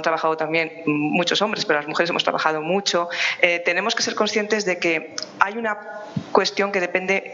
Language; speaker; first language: Spanish; native; Spanish